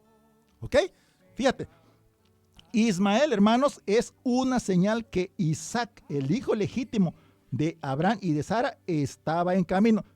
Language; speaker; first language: Spanish; native; Spanish